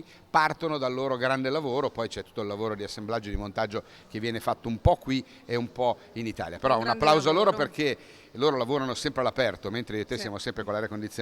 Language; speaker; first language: Italian; native; Italian